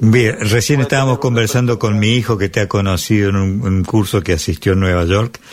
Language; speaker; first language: Spanish; native; Spanish